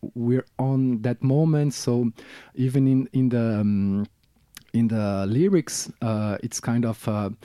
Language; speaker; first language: English; non-native, fluent; Portuguese